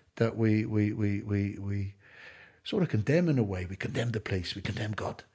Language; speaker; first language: English; native; English